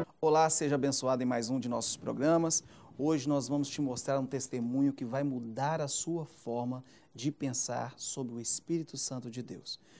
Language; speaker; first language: Portuguese; native; Portuguese